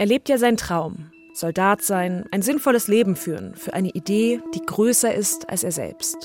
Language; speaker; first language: German; native; German